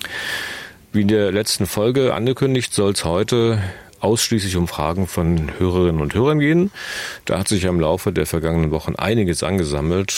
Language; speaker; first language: German; native; German